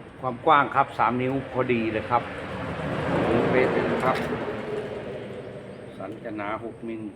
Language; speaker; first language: Thai; native; Thai